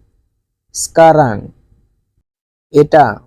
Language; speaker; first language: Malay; non-native, learner; Bangla